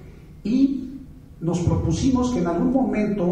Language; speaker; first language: Spanish; native; Spanish